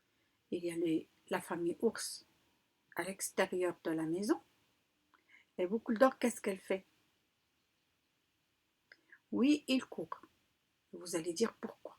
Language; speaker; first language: French; non-native, local second language; Arabic